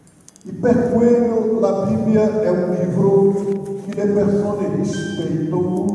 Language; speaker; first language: Italian; non-native, fluent; Portuguese